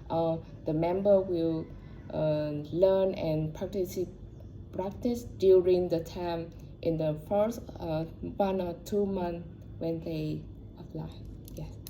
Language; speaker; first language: English; non-native, learner; Vietnamese